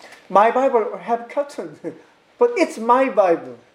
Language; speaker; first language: English; non-native, learner; Korean